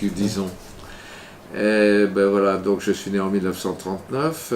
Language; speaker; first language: French; native; French